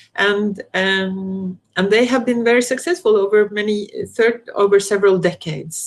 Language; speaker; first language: English; non-native, fluent; Norwegian